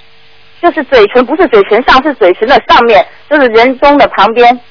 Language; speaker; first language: Chinese; native; Chinese